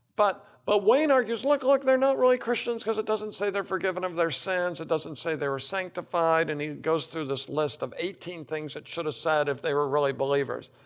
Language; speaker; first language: English; native; English